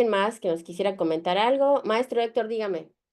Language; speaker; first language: Spanish; native; Spanish